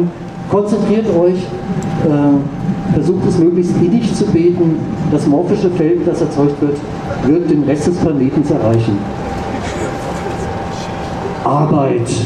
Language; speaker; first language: German; native; German